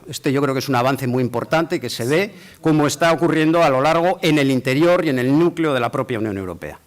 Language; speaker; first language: Spanish; native; Spanish